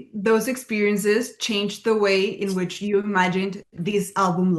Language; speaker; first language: English; non-native, fluent; Spanish